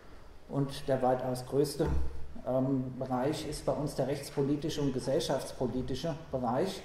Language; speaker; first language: German; native; German